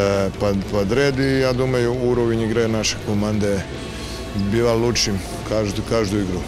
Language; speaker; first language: Russian; non-native, learner; Serbian